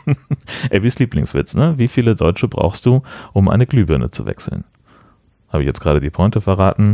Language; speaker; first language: German; native; German